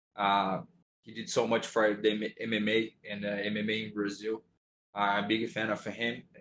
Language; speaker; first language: English; non-native, fluent; Portuguese